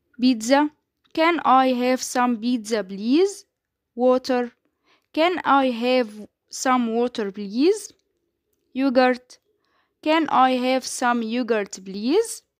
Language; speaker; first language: English; non-native, fluent; Arabic